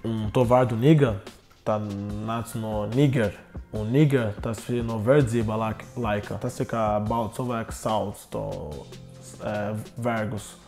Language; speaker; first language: Latvian; non-native, learner; Portuguese